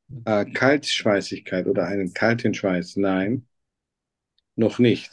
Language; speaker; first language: German; non-native, fluent; Turkish